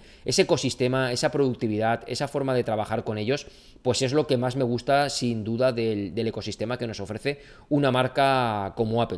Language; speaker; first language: Spanish; native; Spanish